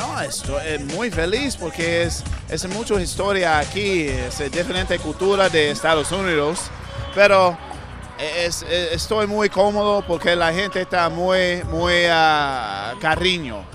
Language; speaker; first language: Spanish; non-native, learner; English